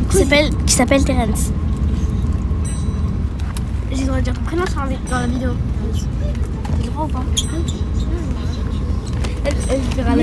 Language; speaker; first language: French; native; French